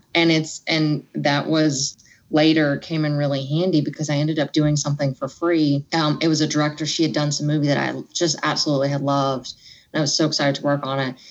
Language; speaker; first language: English; native; English